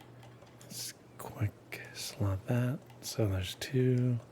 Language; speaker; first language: English; native; English